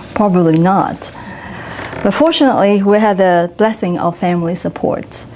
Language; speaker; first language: English; non-native, local second language; Cantonese